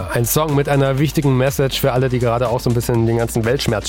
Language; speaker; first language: German; native; German